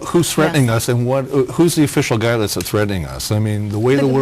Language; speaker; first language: English; native; English